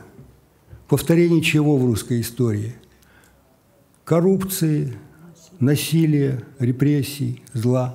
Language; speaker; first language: Russian; native; Russian